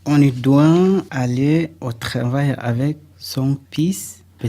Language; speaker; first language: French; non-native, learner; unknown